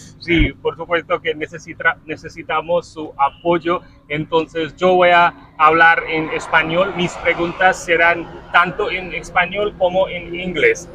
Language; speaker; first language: Spanish; non-native, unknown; Hindi